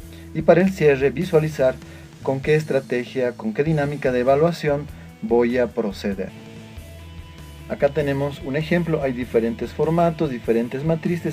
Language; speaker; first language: Spanish; native; Spanish